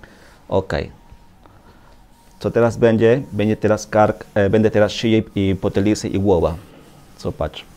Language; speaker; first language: Polish; non-native, learner; Spanish